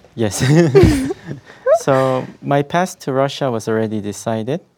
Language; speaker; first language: English; non-native, fluent; Korean